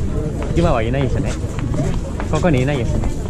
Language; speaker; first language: Japanese; non-native, learner; Sundanese